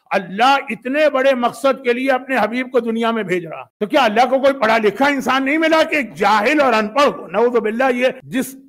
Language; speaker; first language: Urdu; native; Urdu